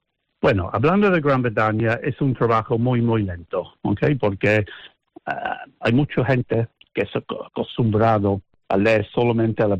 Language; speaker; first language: Spanish; non-native, fluent; English